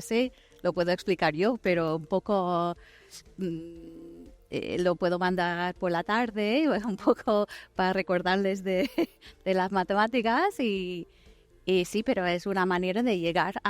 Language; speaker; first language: Spanish; non-native, fluent; English